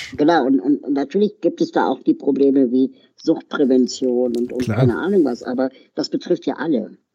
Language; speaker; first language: German; native; German